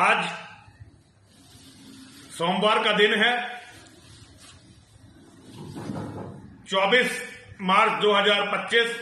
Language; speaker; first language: Hindi; native; Hindi